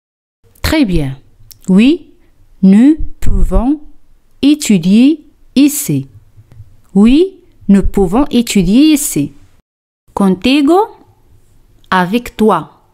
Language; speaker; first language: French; non-native, fluent; Spanish